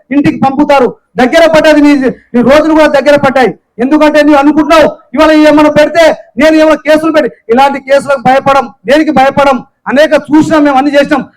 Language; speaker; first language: Telugu; non-native, local second language; Lambadi